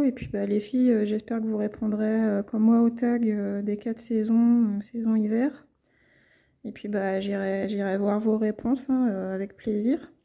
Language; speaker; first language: French; native; French